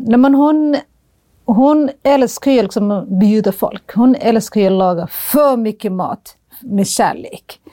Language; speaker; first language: Swedish; non-native, fluent; Somali